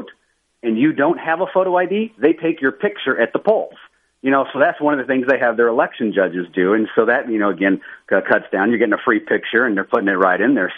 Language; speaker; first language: English; native; English